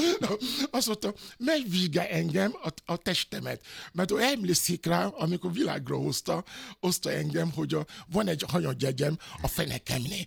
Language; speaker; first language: Hungarian; non-native, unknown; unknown